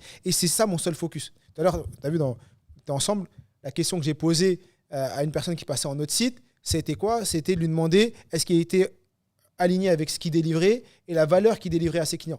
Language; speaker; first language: French; native; French